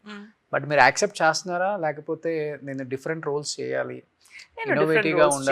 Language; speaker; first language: Telugu; native; Telugu